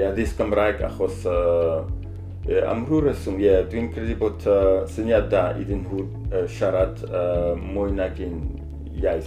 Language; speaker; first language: Welsh; non-native, learner; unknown